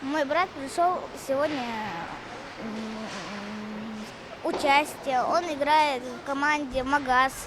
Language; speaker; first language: Russian; non-native, local second language; Ingush